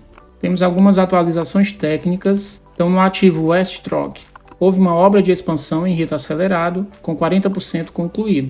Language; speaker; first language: Portuguese; native; Portuguese